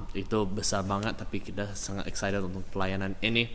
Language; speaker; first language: Indonesian; non-native, fluent; English